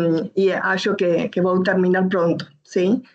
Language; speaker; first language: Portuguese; non-native, learner; Spanish